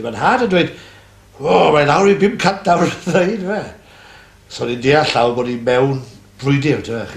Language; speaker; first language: Welsh; native; Welsh